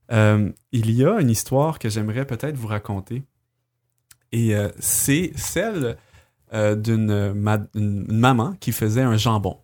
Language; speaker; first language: French; native; French